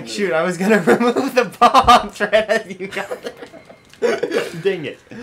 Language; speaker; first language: English; native; English